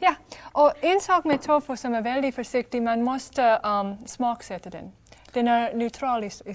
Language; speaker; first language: Swedish; non-native, fluent; English